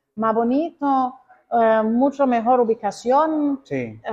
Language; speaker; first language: Spanish; non-native, fluent; Croatian